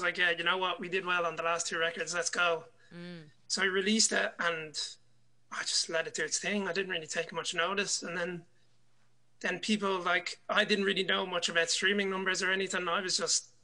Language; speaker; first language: English; native; English